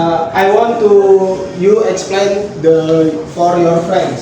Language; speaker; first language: English; non-native, learner; Indonesian